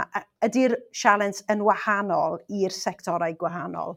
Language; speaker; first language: Welsh; non-native, local second language; English